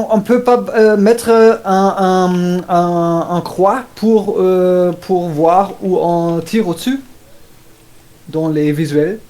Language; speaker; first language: French; non-native, learner; German